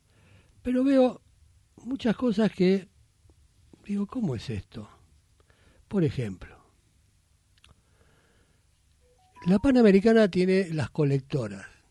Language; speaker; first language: Spanish; native; Spanish